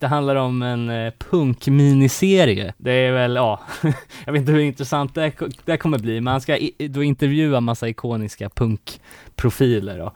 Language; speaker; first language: Swedish; native; Swedish